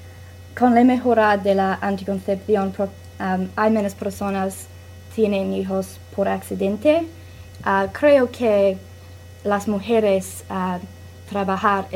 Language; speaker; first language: Spanish; non-native, learner; English